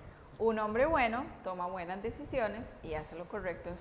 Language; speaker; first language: Spanish; native; Spanish